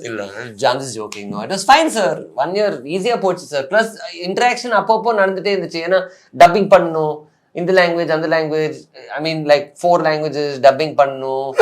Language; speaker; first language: Tamil; non-native, fluent; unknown